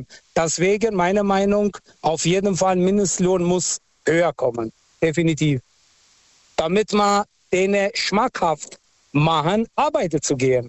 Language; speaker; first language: German; non-native, fluent; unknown